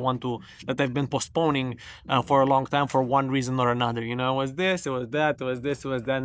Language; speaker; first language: English; non-native, fluent; Romanian